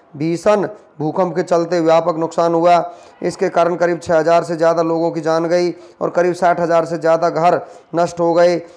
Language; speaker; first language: Hindi; native; Hindi